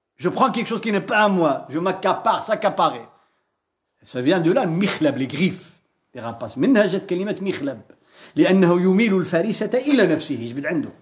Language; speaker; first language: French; non-native, local second language; Arabic